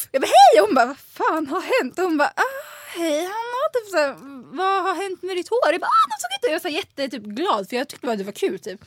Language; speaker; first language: Swedish; native; Swedish